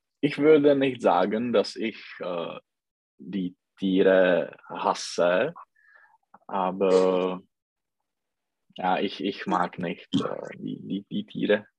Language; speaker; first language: German; non-native, learner; Czech